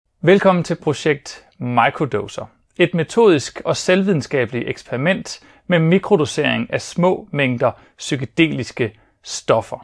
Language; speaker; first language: Danish; native; Danish